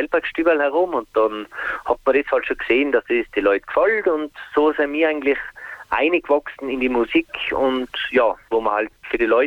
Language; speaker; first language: German; native; German